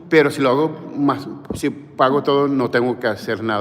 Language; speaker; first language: Spanish; early bilingual, heritage; English